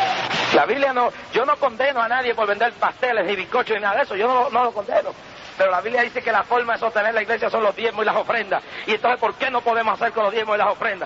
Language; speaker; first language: Spanish; native; Spanish